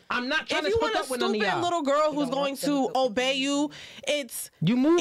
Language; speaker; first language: English; native; English